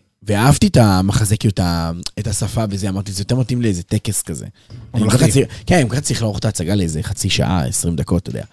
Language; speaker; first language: Hebrew; native; Hebrew